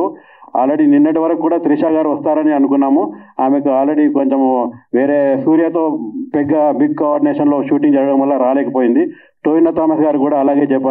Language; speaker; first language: Telugu; native; Telugu